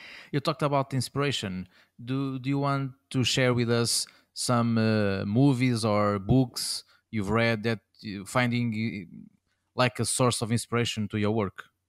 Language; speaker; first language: English; non-native, fluent; Portuguese